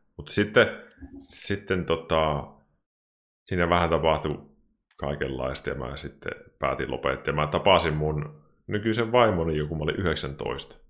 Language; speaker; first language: Finnish; native; Finnish